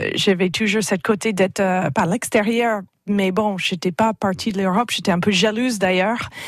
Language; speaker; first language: French; non-native, fluent; English